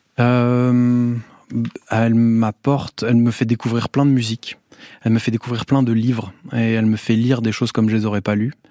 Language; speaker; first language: French; native; French